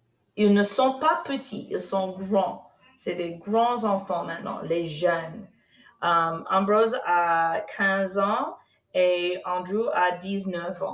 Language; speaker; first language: French; non-native, fluent; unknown